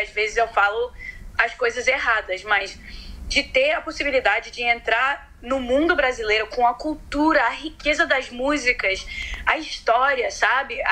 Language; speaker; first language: Portuguese; early bilingual, heritage; Portuguese